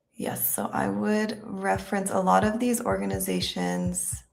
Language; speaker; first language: English; native; English